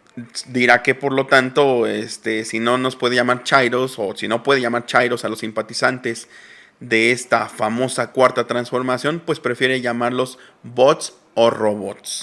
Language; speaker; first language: Spanish; native; Spanish